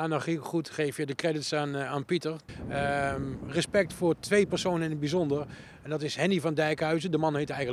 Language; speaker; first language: Dutch; native; Dutch